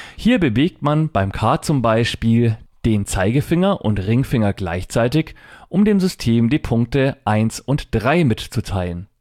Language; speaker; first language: German; native; German